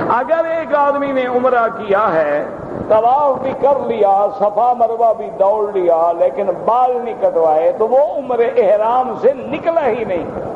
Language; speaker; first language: Urdu; native; Urdu